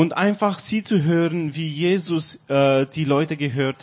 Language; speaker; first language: German; non-native, learner; Romanian